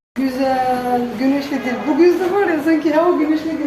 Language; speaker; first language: Turkish; non-native, learner; Arabic